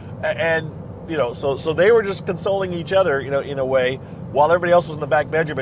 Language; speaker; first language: English; native; English